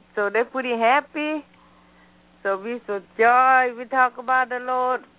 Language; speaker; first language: English; non-native, learner; Thai